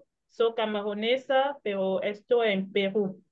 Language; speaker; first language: Spanish; non-native, learner; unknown